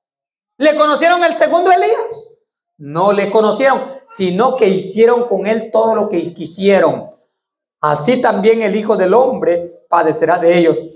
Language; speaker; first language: Spanish; native; Spanish